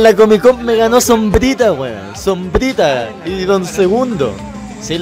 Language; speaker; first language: Spanish; native; Spanish